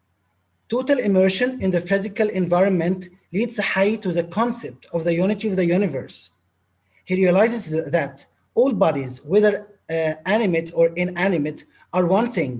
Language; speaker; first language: English; non-native, local second language; Arabic